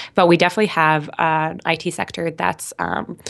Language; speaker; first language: English; native; English